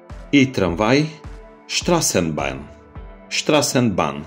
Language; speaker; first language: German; non-native, fluent; Macedonian